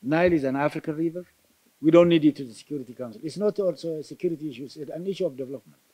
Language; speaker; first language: English; non-native, local second language; Amharic